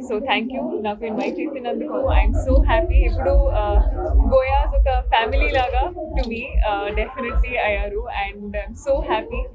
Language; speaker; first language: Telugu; non-native, learner; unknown